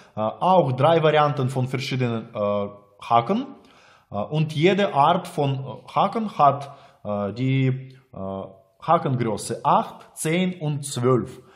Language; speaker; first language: German; non-native, learner; Russian